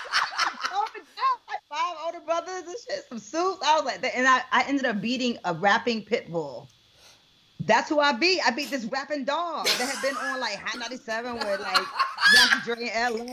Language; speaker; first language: English; native; English